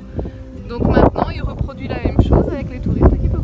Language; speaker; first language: French; native; French